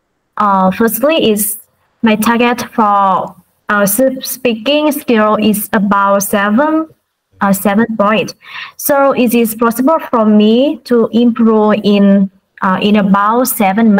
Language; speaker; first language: English; non-native, learner; Vietnamese